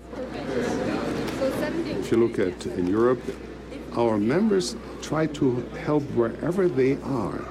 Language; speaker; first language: English; early bilingual, other home language; German